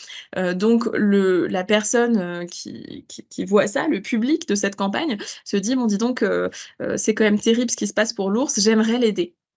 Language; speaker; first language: French; native; French